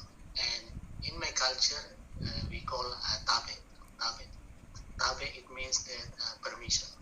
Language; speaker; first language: English; non-native, learner; Buginese